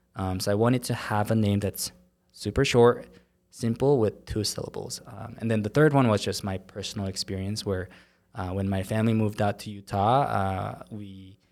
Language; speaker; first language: English; non-native, fluent; Korean